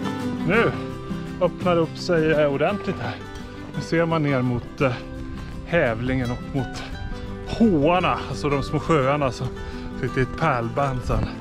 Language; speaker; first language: Swedish; native; Swedish